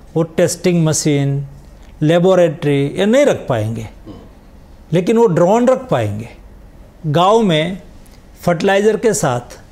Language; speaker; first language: Hindi; non-native, local second language; Gujarati